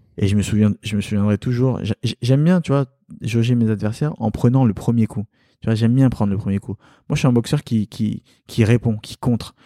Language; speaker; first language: French; early bilingual, other home language; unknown